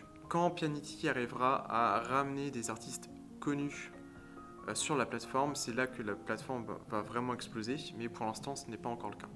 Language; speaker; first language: French; native; French